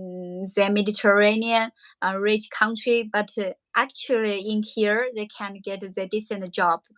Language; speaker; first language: English; non-native, learner; Chinese